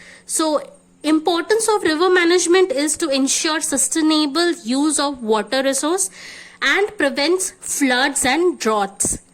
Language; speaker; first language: English; non-native, local second language; Hindi